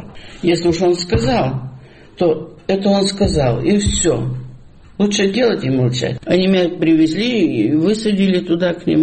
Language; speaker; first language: Russian; native; Russian